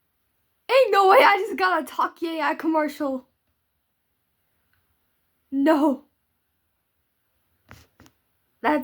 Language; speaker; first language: English; native; English